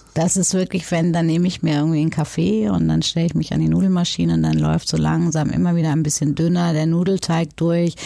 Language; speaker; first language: German; native; German